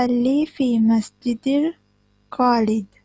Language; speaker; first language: Arabic; non-native, learner; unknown